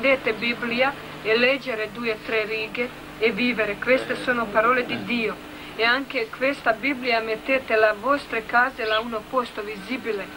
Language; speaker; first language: Italian; non-native, learner; Croatian